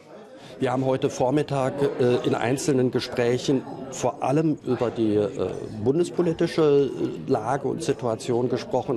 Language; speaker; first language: German; native; German